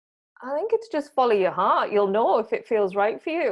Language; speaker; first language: English; native; English